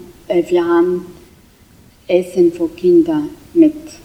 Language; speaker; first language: German; non-native, learner; Kurdish